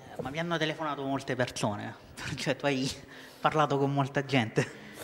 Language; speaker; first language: Italian; native; Italian